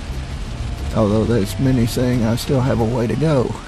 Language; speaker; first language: English; native; English